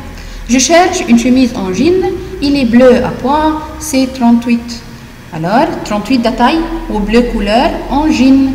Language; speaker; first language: French; non-native, fluent; Arabic